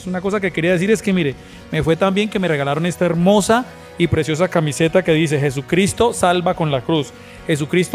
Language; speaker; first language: Spanish; native; Spanish